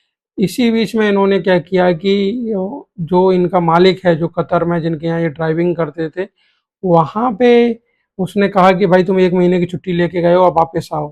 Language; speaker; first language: Hindi; native; Hindi